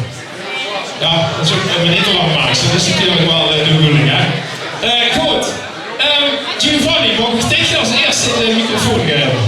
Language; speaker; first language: Dutch; native; Dutch